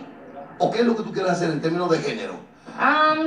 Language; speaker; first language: Spanish; native; Spanish